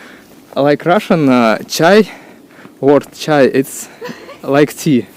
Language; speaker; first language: English; non-native, learner; Russian